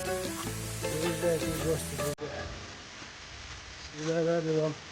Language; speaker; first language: Russian; non-native, local second language; Chechen